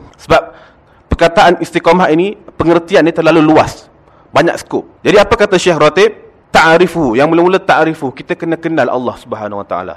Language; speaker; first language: Malay; native; Malay